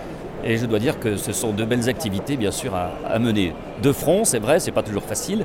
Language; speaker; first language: French; native; French